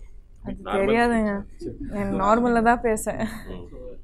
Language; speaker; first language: Tamil; non-native, learner; Kodava